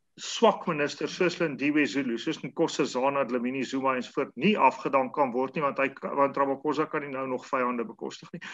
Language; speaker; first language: Afrikaans; native; Afrikaans